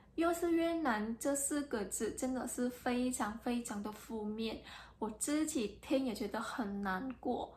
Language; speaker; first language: Chinese; non-native, fluent; Vietnamese